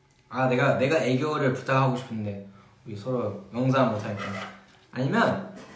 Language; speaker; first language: Korean; early bilingual, heritage; Korean